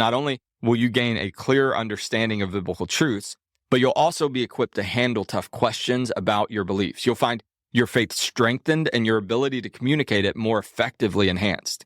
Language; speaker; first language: English; native; English